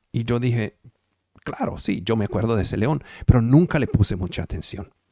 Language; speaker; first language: Spanish; non-native, fluent; Italian